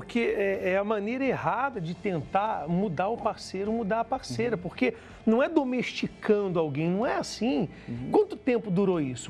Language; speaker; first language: Portuguese; native; Portuguese